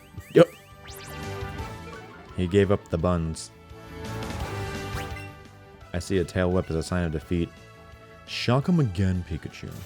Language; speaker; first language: English; native; English